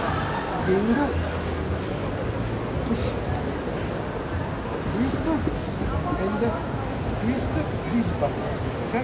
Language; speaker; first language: English; non-native, learner; Italian